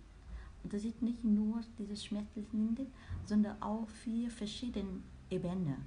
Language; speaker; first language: German; non-native, learner; Vietnamese